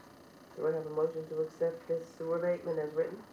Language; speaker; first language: English; native; English